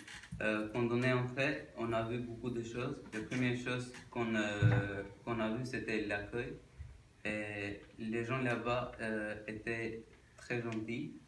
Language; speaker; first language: French; non-native, learner; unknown